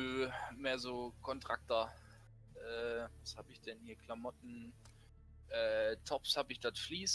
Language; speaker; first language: German; native; German